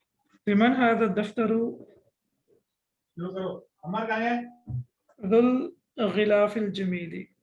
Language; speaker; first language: Arabic; non-native, fluent; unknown